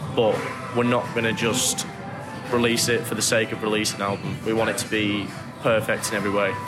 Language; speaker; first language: English; native; English